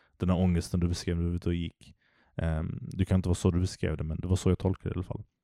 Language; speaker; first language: Swedish; early bilingual, other home language; Turkish